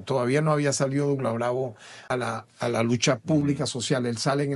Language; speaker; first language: Spanish; native; Spanish